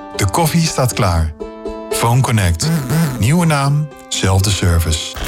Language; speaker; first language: Dutch; native; Dutch